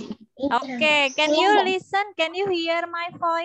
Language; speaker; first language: English; non-native, fluent; Indonesian